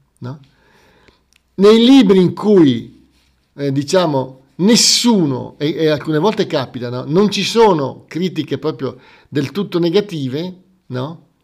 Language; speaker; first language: Italian; native; Italian